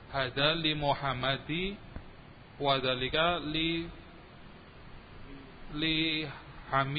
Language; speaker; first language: Arabic; non-native, learner; Indonesian